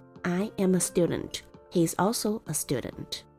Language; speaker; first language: English; non-native, fluent; Chinese